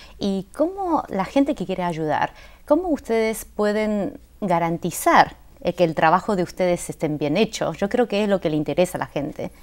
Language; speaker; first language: Spanish; non-native, fluent; Chinese